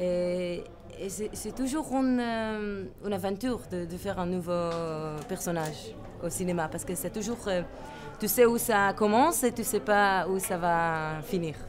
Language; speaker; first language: French; non-native, fluent; Hebrew